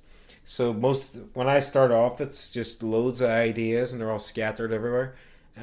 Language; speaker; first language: English; native; English